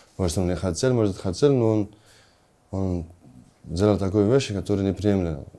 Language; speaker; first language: Russian; non-native, learner; Georgian